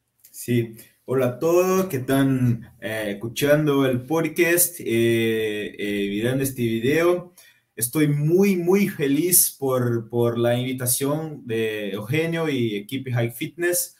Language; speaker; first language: Spanish; non-native, fluent; Portuguese